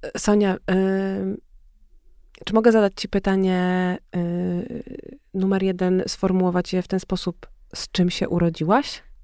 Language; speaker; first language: Polish; native; Polish